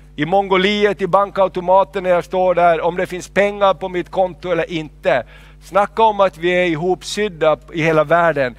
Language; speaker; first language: Swedish; non-native, fluent; Spanish